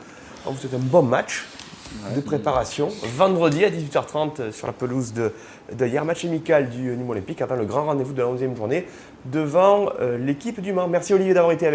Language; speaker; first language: French; native; French